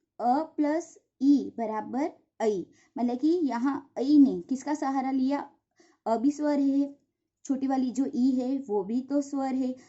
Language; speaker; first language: Hindi; non-native, local second language; Gujarati